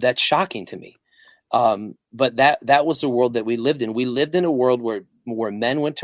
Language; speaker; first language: English; native; English